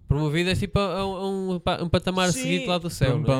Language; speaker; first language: Portuguese; native; Portuguese